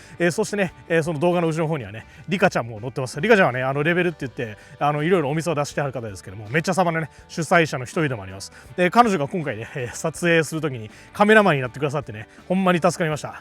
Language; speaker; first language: Japanese; native; Japanese